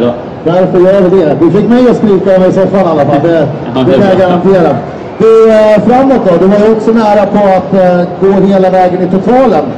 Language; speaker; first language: Swedish; native; Swedish